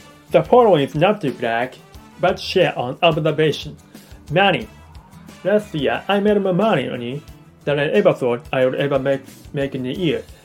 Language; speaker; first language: English; non-native, learner; Japanese